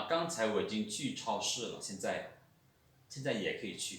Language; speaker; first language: Chinese; non-native, fluent; Lao